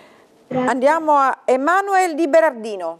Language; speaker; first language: Italian; native; Italian